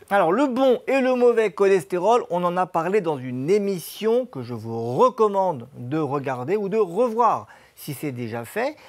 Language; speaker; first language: French; native; French